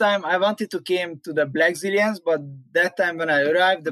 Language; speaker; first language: English; non-native, learner; Hungarian